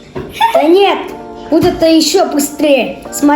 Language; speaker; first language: Russian; non-native, local second language; Kazakh